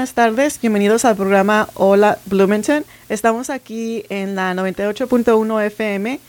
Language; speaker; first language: Spanish; early bilingual, heritage; Spanish